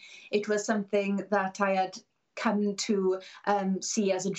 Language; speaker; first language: English; native; English